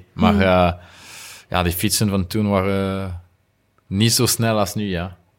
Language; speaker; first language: Dutch; non-native, local second language; French